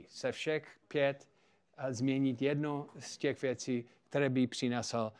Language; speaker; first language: Czech; non-native, fluent; English